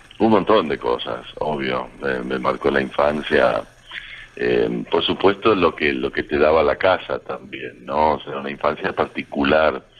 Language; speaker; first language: Spanish; early bilingual, heritage; Spanish